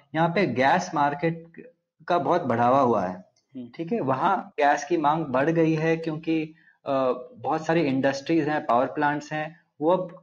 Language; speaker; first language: Hindi; non-native, local second language; Telugu